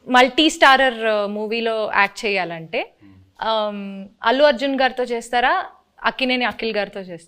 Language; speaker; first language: Telugu; native; Telugu